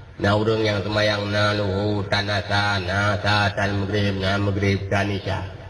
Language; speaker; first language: Malay; non-native, local second language; Achinese